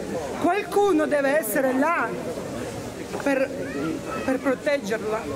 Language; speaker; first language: Italian; non-native, fluent; Ukrainian